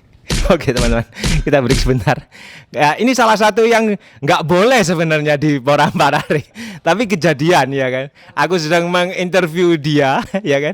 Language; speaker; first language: Indonesian; native; Indonesian